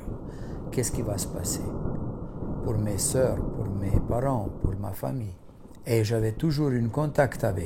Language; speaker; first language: French; non-native, fluent; Macedonian